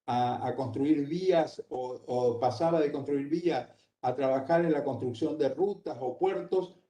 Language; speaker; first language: Spanish; native; Spanish